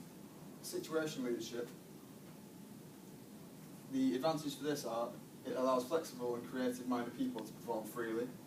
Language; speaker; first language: English; native; English